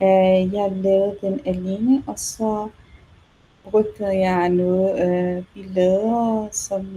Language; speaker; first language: Danish; non-native, learner; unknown